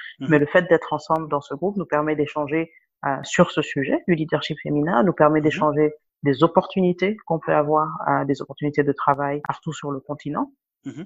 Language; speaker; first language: French; non-native, local second language; Wolof